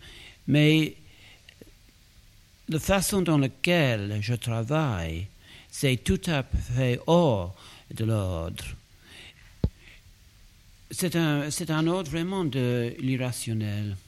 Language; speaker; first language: French; non-native, fluent; English